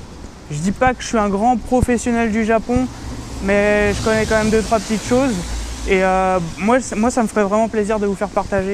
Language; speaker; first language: French; native; French